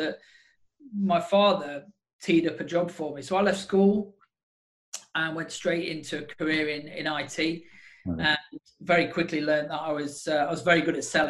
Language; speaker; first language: English; native; English